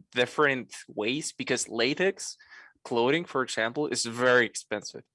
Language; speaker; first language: English; non-native, fluent; Spanish